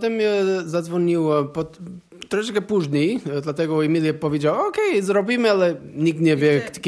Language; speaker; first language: Polish; non-native, learner; Portuguese